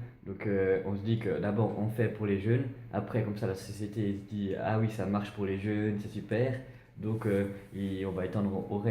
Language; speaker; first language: French; native; French